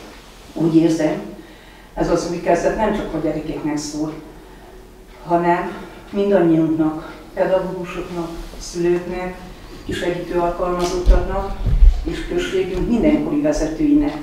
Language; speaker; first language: Hungarian; native; Hungarian